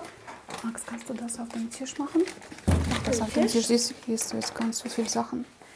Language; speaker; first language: German; non-native, fluent; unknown